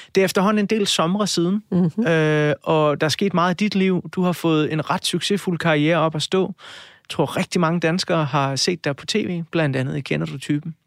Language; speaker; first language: Danish; native; Danish